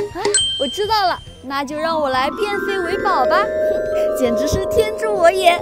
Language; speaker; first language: Chinese; native; Chinese